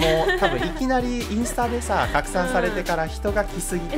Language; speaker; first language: Japanese; native; Japanese